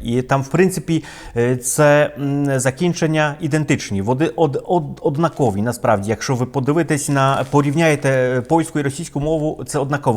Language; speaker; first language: Ukrainian; non-native, fluent; Polish